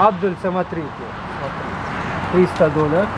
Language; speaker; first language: Russian; non-native, learner; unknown